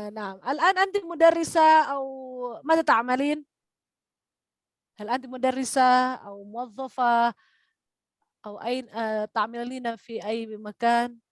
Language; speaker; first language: Arabic; non-native, fluent; Indonesian